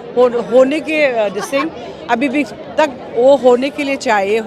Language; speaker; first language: Hindi; non-native, local second language; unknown